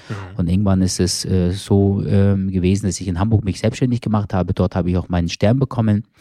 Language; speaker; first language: German; early bilingual, other home language; Turkish